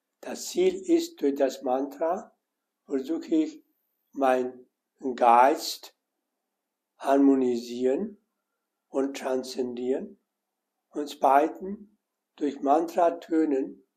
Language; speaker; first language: German; non-native, learner; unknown